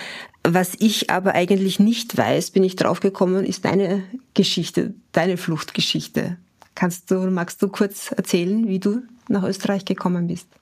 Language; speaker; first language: German; native; German